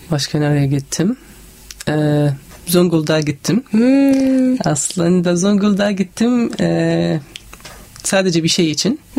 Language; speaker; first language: Turkish; non-native, fluent; Arabic